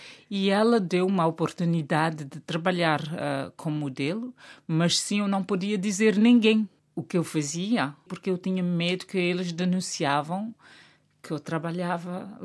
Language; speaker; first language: Portuguese; non-native, local second language; Kabuverdianu